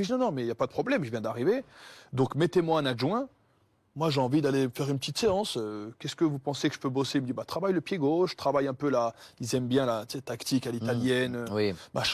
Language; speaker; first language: French; native; French